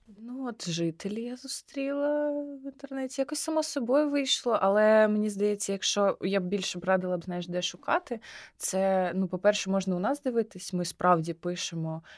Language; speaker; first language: Ukrainian; non-native, local second language; Russian